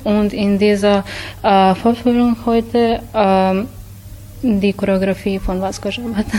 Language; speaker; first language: German; non-native, fluent; Serbian